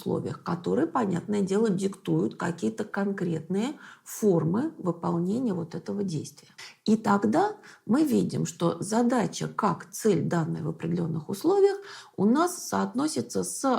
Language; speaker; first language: Russian; native; Russian